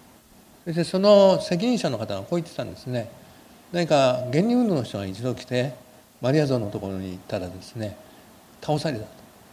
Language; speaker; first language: Japanese; native; Japanese